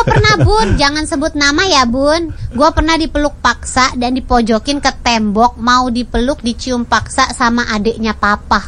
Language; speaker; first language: Indonesian; native; Indonesian